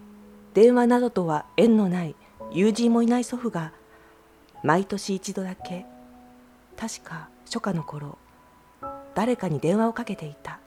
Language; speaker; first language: Japanese; native; Japanese